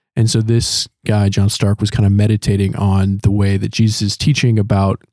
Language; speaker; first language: English; native; English